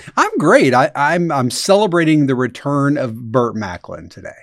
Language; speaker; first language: English; native; English